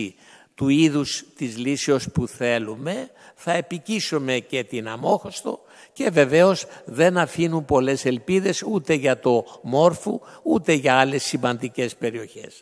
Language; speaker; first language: Greek; native; Greek